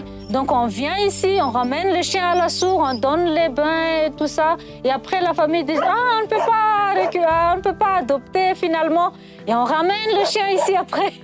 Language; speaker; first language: French; non-native, local second language; Malagasy